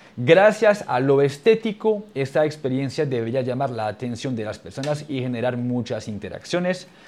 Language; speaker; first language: Spanish; non-native, fluent; French